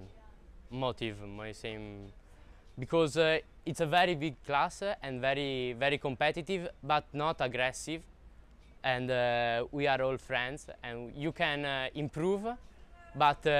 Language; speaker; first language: English; non-native, learner; Italian